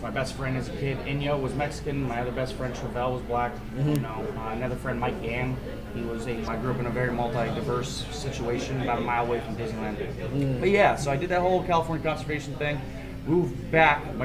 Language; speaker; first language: English; native; English